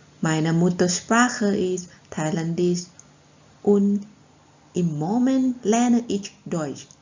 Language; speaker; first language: German; non-native, learner; Thai